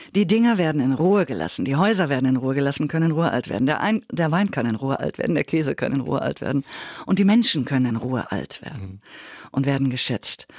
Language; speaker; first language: German; native; German